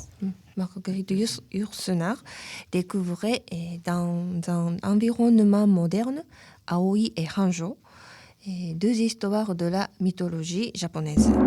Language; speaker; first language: French; non-native, fluent; Japanese